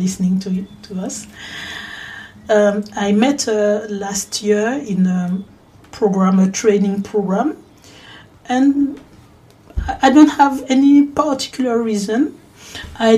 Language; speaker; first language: English; non-native, learner; French